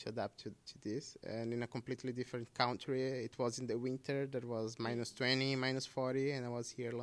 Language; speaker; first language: English; non-native, fluent; Portuguese